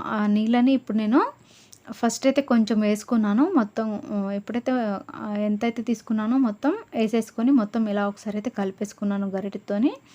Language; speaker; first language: Telugu; non-native, local second language; Lambadi